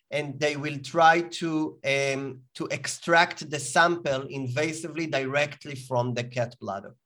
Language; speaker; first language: English; non-native, fluent; Hebrew